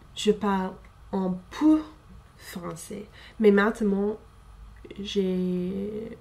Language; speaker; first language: French; non-native, fluent; English